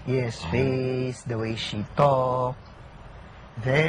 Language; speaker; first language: English; non-native, learner; Filipino